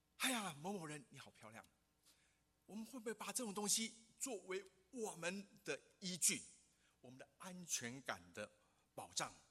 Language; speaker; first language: Chinese; non-native, local second language; Hakka Chinese